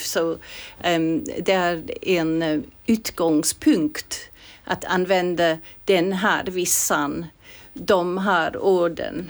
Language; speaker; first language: Swedish; non-native, fluent; English